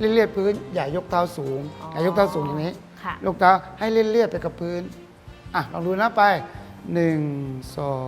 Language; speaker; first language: Thai; native; Thai